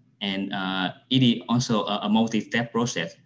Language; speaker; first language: English; non-native, fluent; Vietnamese